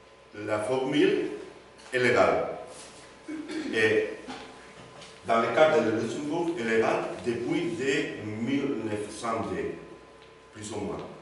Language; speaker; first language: French; non-native, learner; Spanish